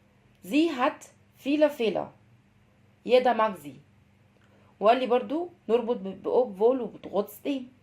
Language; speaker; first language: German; non-native, fluent; Arabic